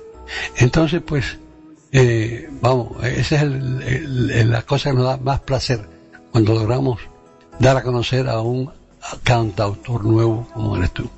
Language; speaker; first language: Spanish; native; Spanish